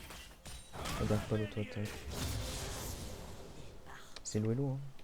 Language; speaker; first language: French; native; French